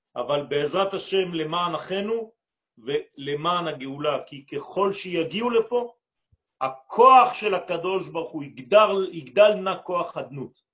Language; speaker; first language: Hebrew; non-native, fluent; French